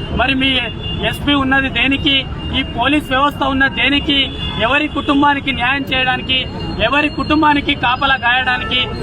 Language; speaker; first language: Telugu; native; Telugu